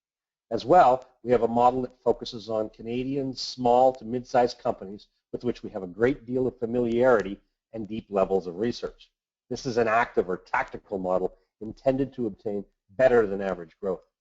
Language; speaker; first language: English; native; English